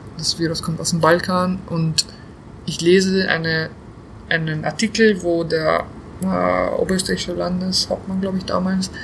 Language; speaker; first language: German; early bilingual, other home language; Bosnian